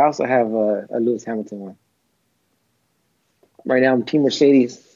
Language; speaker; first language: English; native; English